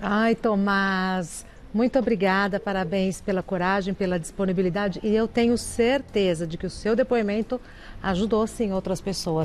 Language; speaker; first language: Portuguese; native; Portuguese